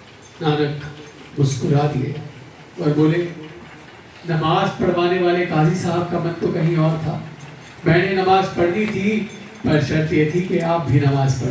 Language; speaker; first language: Hindi; native; Hindi